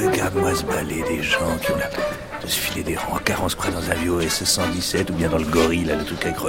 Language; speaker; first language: French; native; French